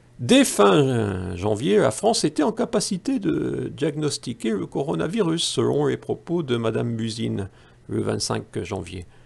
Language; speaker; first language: French; native; French